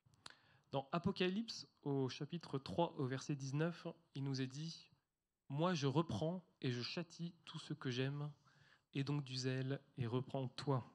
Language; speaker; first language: French; native; French